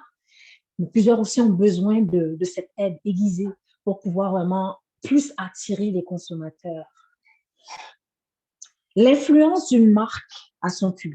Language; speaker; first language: French; native; French